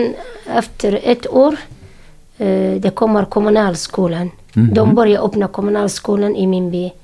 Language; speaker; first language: Swedish; non-native, learner; Syriac